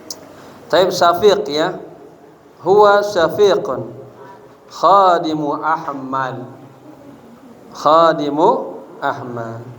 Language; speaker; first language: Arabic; non-native, fluent; Indonesian